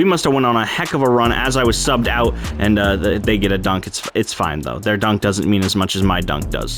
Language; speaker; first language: English; native; English